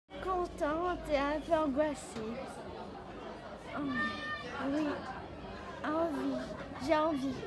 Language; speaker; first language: French; non-native, local second language; Réunion Creole French